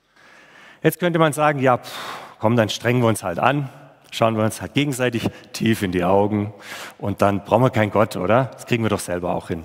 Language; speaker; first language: German; native; German